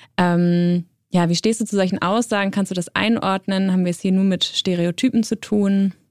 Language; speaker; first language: German; native; German